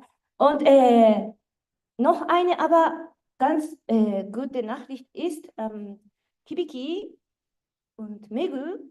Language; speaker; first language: German; non-native, fluent; Japanese